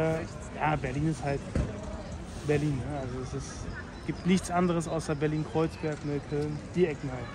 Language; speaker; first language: German; native; German